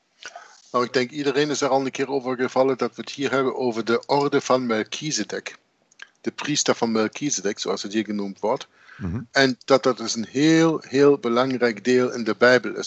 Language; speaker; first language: Dutch; native; Dutch